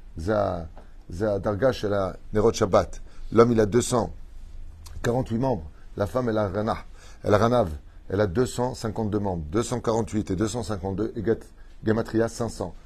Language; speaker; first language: French; native; French